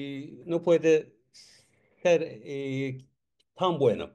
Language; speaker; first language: Spanish; non-native, learner; Turkish